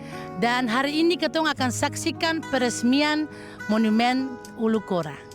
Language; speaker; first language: Indonesian; native; Indonesian